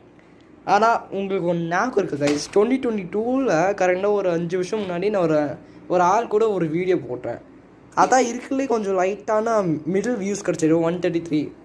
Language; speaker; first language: Tamil; early bilingual, heritage; Tamil